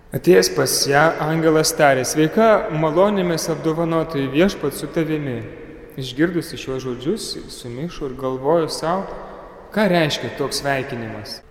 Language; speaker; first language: Lithuanian; native; Lithuanian